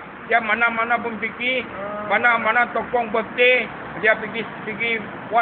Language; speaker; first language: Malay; non-native, local second language; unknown